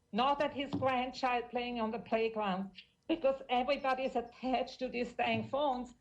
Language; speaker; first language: English; non-native, fluent; German